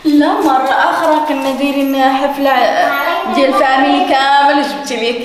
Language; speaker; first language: Arabic; native; Arabic